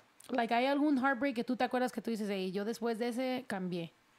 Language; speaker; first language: Spanish; early bilingual, heritage; Spanish